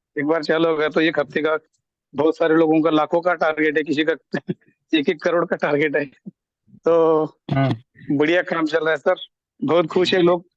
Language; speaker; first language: Hindi; native; Hindi